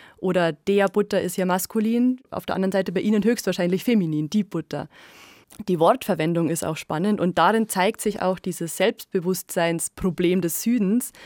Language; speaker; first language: German; native; German